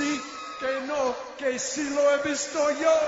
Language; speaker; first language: Spanish; non-native, learner; English